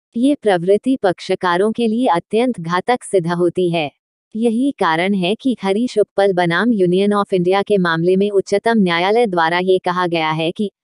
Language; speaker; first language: Hindi; native; Hindi